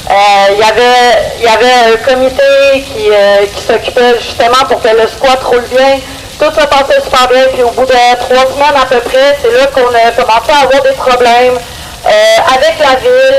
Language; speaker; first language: French; native; French